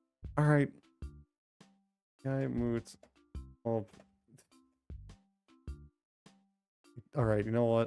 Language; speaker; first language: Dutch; non-native, learner; English